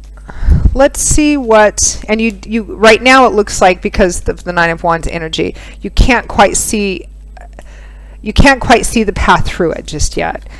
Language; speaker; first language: English; native; English